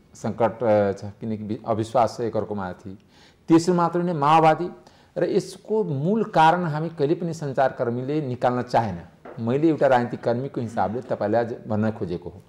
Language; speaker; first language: Nepali; native; Nepali